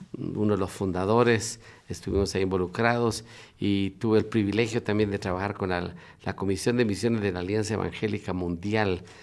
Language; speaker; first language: Spanish; native; Spanish